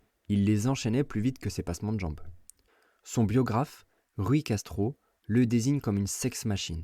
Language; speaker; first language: French; native; French